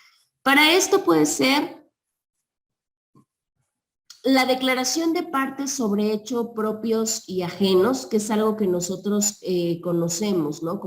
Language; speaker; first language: Spanish; native; Spanish